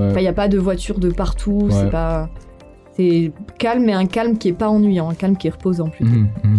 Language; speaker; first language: French; native; French